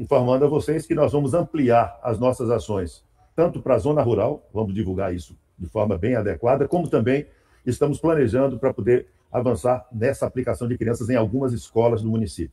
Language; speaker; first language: Portuguese; native; Portuguese